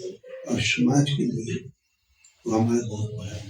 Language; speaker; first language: Hindi; non-native, local second language; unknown